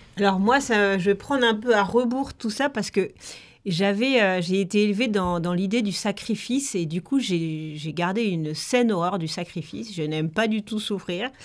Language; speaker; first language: French; native; French